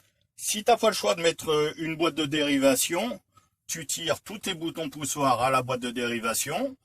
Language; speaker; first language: French; native; French